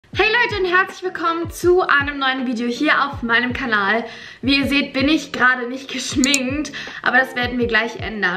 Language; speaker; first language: German; native; German